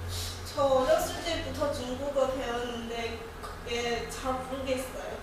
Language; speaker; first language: Korean; non-native, learner; Chinese